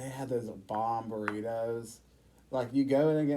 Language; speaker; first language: English; native; English